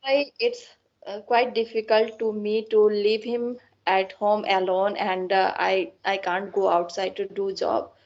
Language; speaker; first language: English; non-native, learner; Assamese